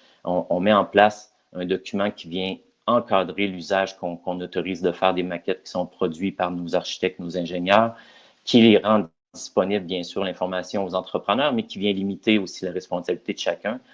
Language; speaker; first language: French; native; French